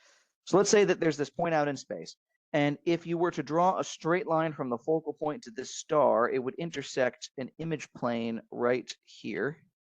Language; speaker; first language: English; native; English